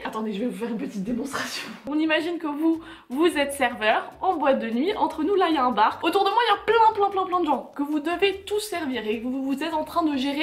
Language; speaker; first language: French; native; French